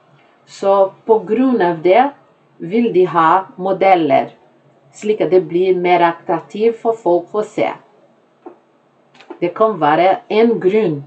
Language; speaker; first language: Norwegian; non-native, fluent; Portuguese